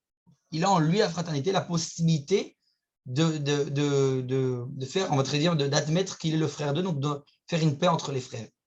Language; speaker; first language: French; native; French